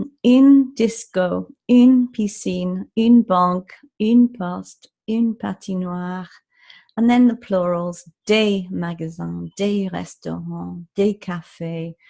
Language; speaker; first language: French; non-native, fluent; English